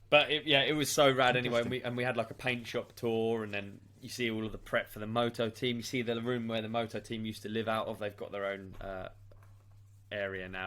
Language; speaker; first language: English; native; English